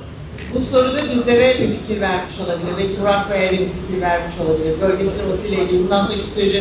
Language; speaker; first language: Turkish; native; Turkish